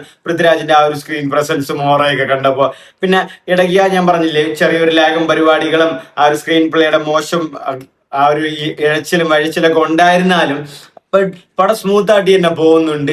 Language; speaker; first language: Malayalam; native; Malayalam